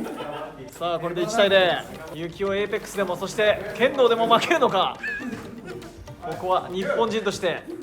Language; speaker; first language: Japanese; native; Japanese